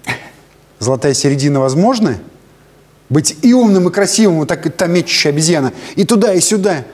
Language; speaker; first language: Russian; native; Russian